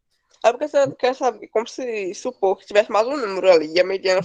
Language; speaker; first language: Portuguese; native; Portuguese